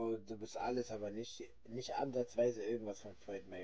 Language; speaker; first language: German; early bilingual, other home language; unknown